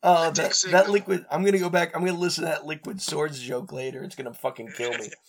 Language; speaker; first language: English; native; English